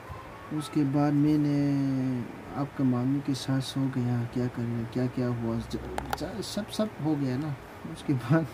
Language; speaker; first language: Hindi; non-native, local second language; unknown